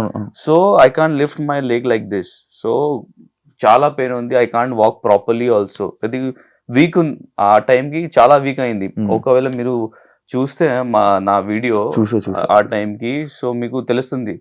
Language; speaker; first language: Telugu; non-native, learner; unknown